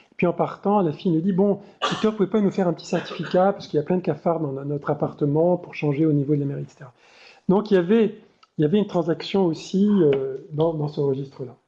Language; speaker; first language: French; native; French